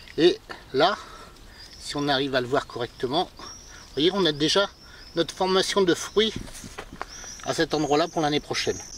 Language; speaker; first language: French; native; French